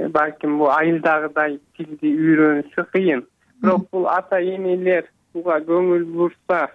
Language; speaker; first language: Kyrgyz; early bilingual, heritage; Kyrgyz